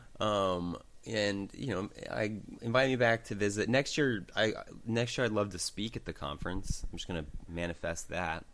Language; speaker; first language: English; native; English